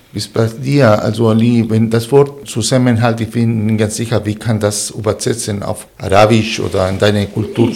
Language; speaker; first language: German; non-native, fluent; Spanish